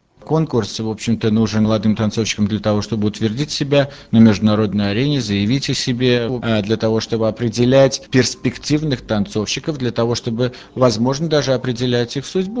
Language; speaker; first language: Russian; native; Russian